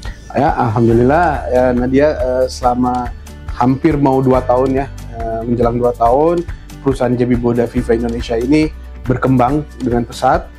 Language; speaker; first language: Indonesian; native; Indonesian